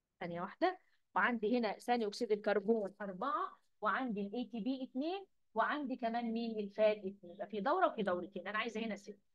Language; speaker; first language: Arabic; native; Arabic